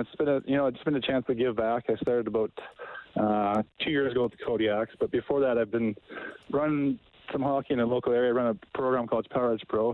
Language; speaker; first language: English; native; English